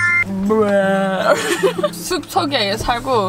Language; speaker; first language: Korean; early bilingual, heritage; English